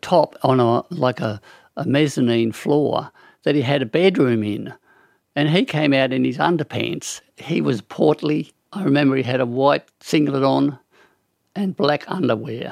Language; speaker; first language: English; native; English